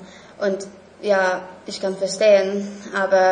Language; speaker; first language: German; non-native, learner; English